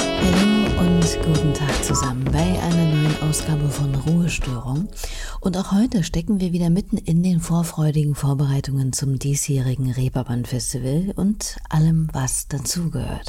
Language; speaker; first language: German; native; German